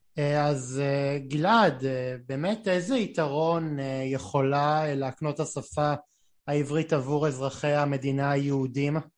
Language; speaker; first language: Hebrew; native; Hebrew